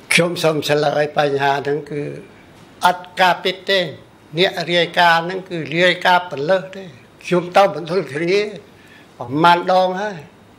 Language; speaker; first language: Khmer; native; Khmer